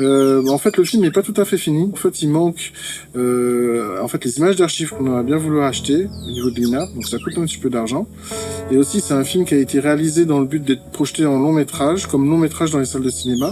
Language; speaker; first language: French; native; French